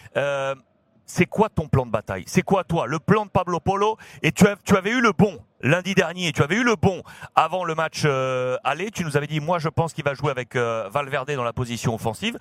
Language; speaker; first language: French; native; French